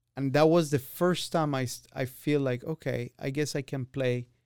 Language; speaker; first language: English; non-native, fluent; Spanish